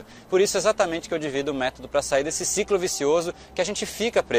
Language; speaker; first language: Portuguese; native; Portuguese